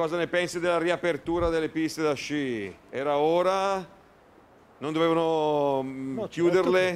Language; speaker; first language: Italian; native; Italian